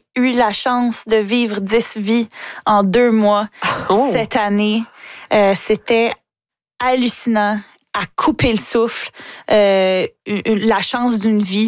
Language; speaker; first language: French; native; French